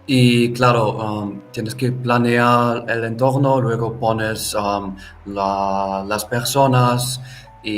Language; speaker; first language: Spanish; non-native, fluent; German